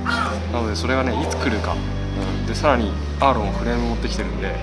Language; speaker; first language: Japanese; native; Japanese